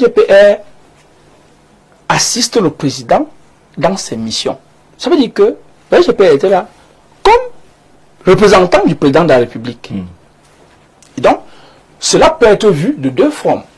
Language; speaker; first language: French; native; French